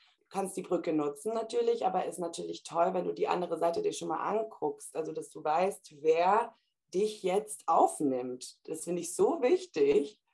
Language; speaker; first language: German; early bilingual, heritage; German